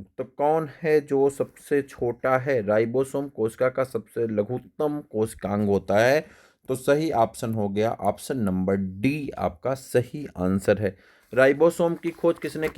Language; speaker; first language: Hindi; native; Hindi